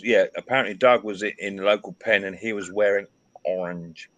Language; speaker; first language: English; native; English